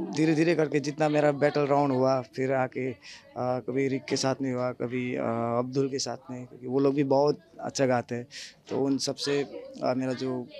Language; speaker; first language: Hindi; non-native, local second language; Nepali